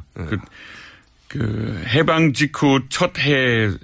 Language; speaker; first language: Korean; non-native, fluent; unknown